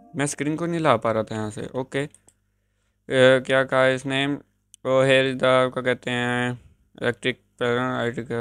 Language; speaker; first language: Hindi; native; Hindi